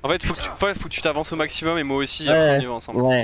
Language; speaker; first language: French; native; French